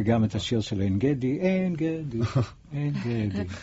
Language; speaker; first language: Hebrew; native; Hebrew